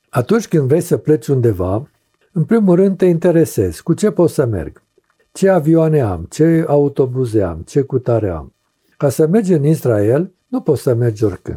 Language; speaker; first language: Romanian; native; Romanian